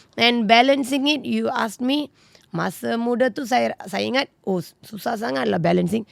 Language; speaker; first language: Malay; non-native, local second language; Tamil